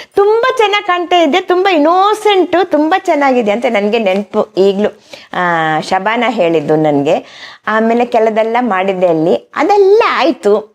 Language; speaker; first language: Kannada; non-native, local second language; Malayalam